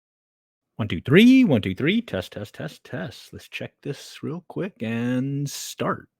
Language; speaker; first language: English; native; English